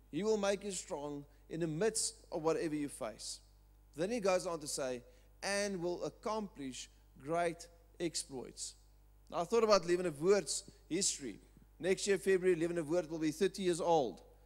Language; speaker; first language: English; non-native, local second language; Afrikaans